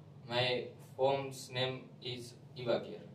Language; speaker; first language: English; non-native, learner; Gujarati